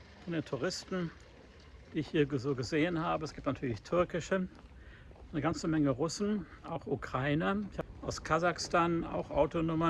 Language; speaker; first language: German; native; German